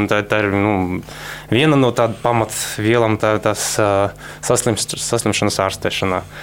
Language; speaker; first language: Latvian; non-native, local second language; Russian